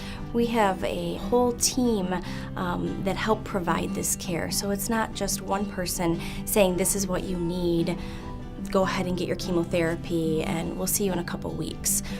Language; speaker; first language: English; native; English